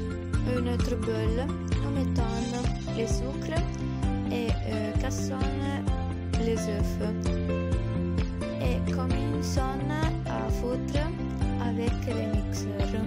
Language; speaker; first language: French; non-native, learner; Italian